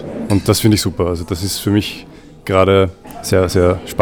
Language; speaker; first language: German; native; German